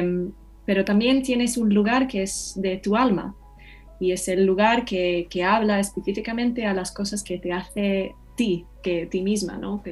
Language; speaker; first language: Spanish; non-native, fluent; English